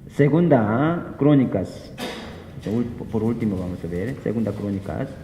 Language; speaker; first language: Spanish; non-native, fluent; Korean